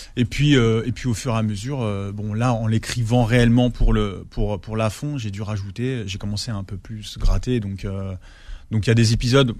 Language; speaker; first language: French; native; French